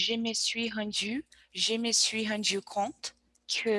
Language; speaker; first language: French; non-native, learner; Portuguese